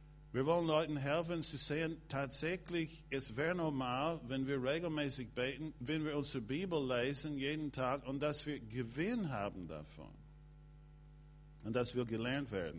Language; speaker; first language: German; non-native, fluent; English